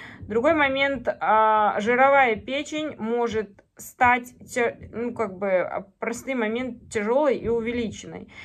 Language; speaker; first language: Russian; native; Russian